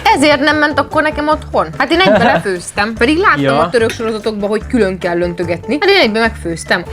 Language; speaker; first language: Hungarian; native; Hungarian